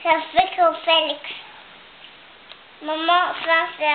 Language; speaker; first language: French; native; French